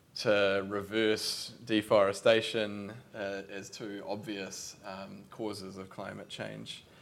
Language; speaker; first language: English; native; English